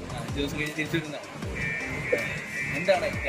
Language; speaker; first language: Malayalam; native; Malayalam